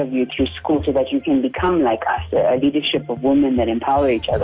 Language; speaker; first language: English; native; English